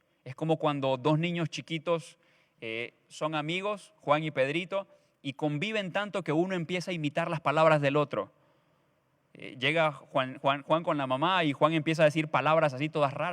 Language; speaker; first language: Spanish; native; Spanish